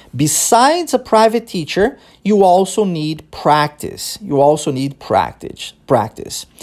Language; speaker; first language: English; early bilingual, other home language; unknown